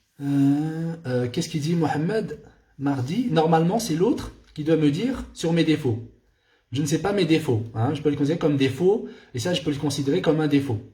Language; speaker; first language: French; non-native, local second language; Arabic